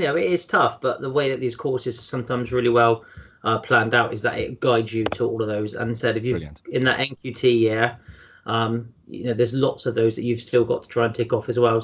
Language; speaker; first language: English; native; English